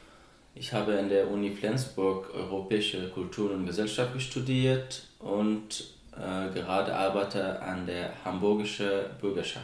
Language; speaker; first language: German; non-native, fluent; Persian